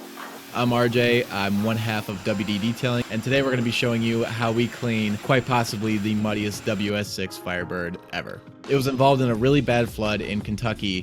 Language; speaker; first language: English; native; English